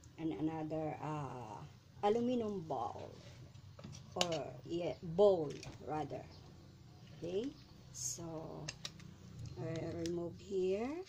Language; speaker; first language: English; non-native, local second language; Filipino